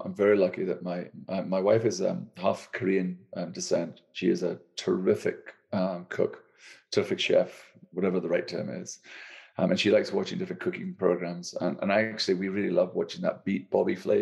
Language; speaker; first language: English; native; English